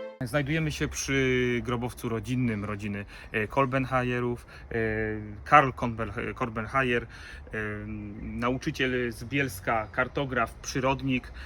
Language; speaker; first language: Polish; native; Polish